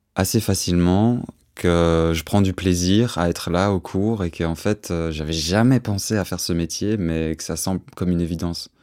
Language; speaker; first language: French; native; French